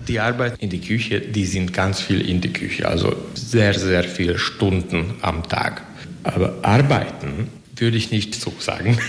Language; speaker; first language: German; non-native, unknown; Hungarian